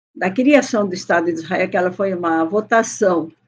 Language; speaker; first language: Portuguese; early bilingual, other home language; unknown